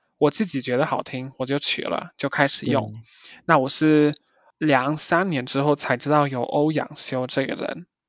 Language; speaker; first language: Chinese; non-native, fluent; Spanish